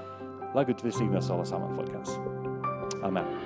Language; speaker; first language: Norwegian; non-native, fluent; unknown